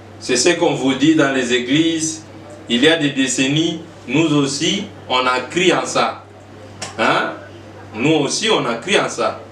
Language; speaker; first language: French; non-native, local second language; Lingala